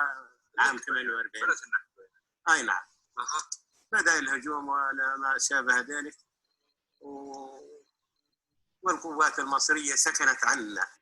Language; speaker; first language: Arabic; native; Arabic